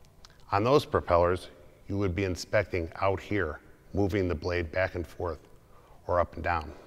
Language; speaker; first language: English; native; English